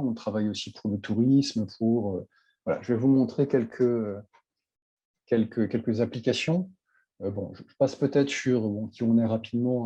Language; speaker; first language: French; native; French